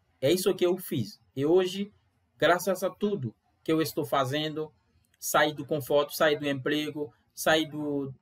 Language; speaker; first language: Portuguese; non-native, fluent; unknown